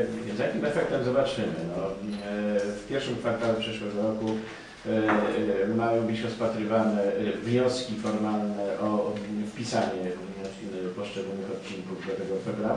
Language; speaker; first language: Polish; native; Polish